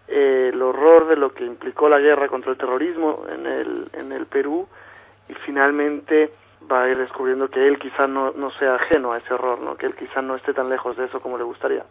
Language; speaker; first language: Spanish; native; Spanish